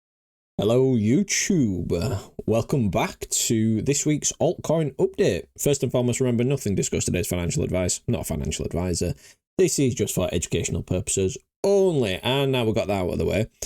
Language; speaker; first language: English; native; English